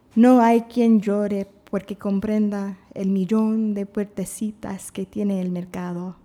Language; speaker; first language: Spanish; non-native, learner; English